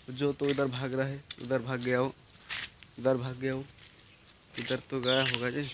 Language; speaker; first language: Hindi; non-native, local second language; Odia